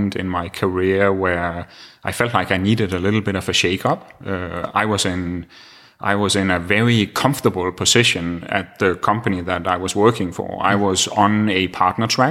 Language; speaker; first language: English; non-native, fluent; Danish